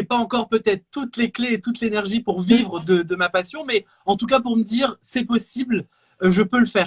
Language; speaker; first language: French; native; French